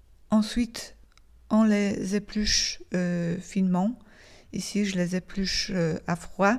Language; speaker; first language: French; non-native, fluent; Polish